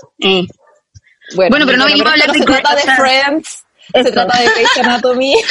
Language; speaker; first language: Spanish; native; Spanish